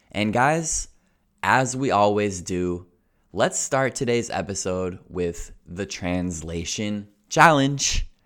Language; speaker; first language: English; native; English